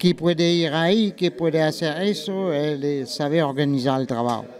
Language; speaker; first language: Spanish; non-native, learner; French